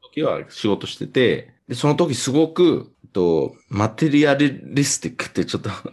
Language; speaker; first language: Japanese; non-native, fluent; English